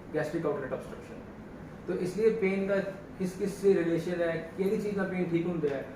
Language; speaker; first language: Hindi; non-native, local second language; Punjabi